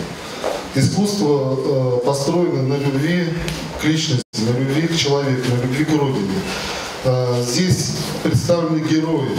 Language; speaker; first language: Russian; native; Russian